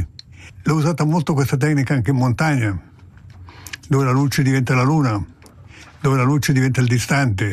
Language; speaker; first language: Italian; native; Italian